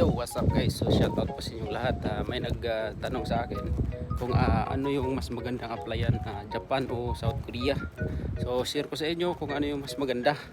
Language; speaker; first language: Filipino; native; Filipino